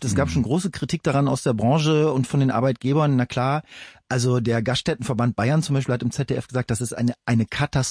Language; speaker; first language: German; native; German